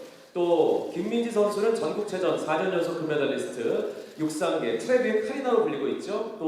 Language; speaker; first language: Korean; native; Korean